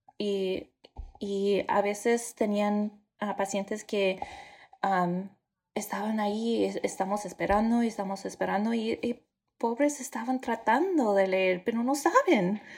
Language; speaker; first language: Spanish; early bilingual, heritage; Spanish